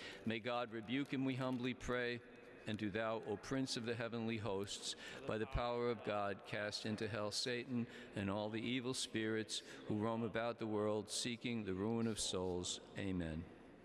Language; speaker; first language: English; native; English